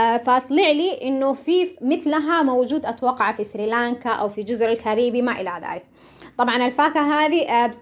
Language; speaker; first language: Arabic; non-native, local second language; Somali